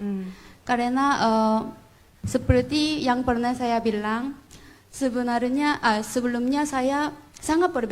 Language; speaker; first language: Indonesian; non-native, fluent; Korean